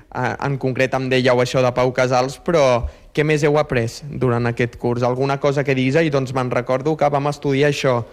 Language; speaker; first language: Catalan; native; Catalan